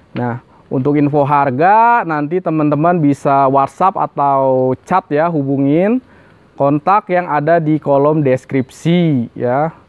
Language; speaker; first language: Indonesian; native; Indonesian